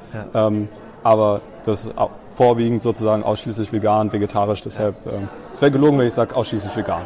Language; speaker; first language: German; native; German